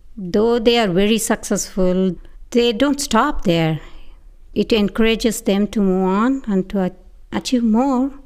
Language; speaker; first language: English; non-native, local second language; Tamil